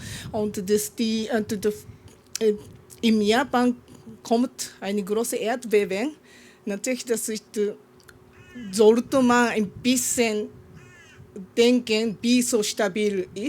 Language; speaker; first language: German; non-native, learner; Japanese